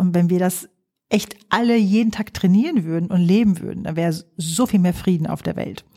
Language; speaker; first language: German; early bilingual, other home language; Polish